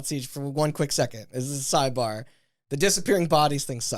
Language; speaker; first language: English; native; English